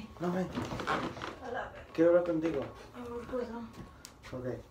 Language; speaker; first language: Spanish; early bilingual, heritage; Spanish